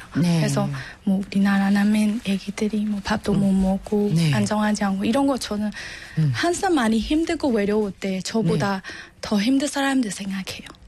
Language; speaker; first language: Korean; non-native, learner; Burmese